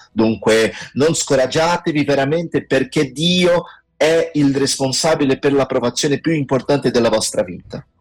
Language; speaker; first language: Italian; non-native, fluent; Portuguese